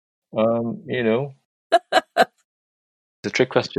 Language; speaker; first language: English; non-native, local second language; Cantonese